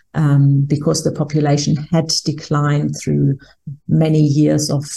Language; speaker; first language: English; non-native, fluent; German